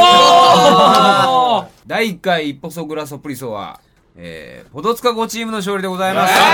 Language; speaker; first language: Japanese; native; Japanese